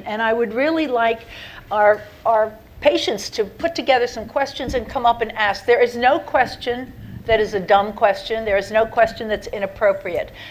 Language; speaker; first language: English; native; English